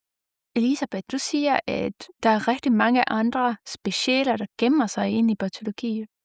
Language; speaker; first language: Danish; non-native, fluent; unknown